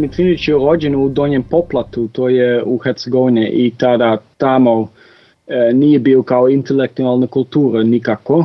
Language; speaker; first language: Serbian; non-native, fluent; Dutch